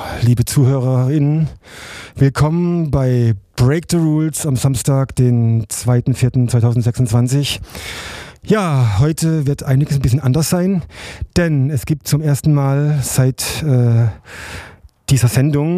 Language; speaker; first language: German; native; German